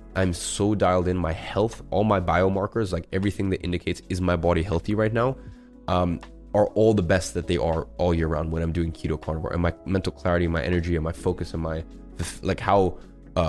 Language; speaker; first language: English; native; English